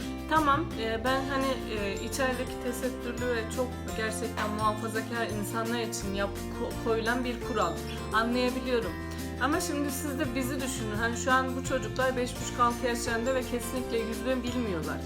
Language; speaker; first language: Turkish; native; Turkish